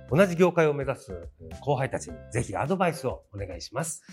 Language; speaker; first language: Japanese; native; Japanese